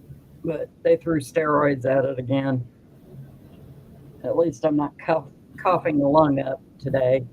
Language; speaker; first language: English; native; English